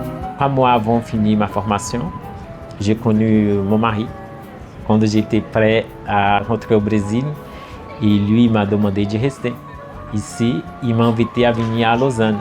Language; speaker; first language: French; non-native, fluent; Portuguese